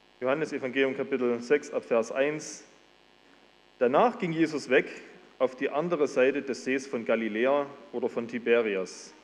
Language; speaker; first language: German; native; German